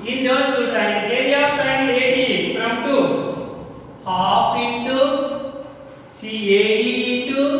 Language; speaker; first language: English; non-native, local second language; Telugu